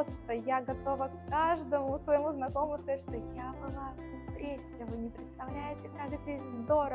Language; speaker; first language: Russian; native; Russian